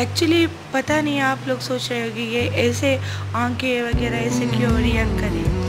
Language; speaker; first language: Hindi; non-native, local second language; Konkani